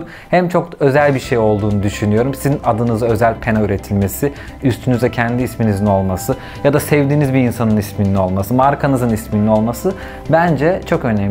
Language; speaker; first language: Turkish; native; Turkish